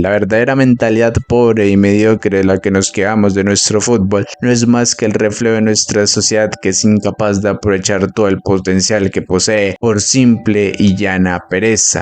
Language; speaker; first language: Spanish; native; Spanish